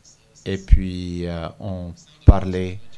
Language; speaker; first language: French; non-native, fluent; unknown